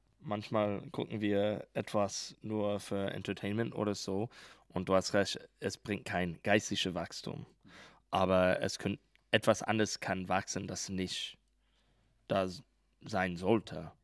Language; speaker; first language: German; non-native, learner; English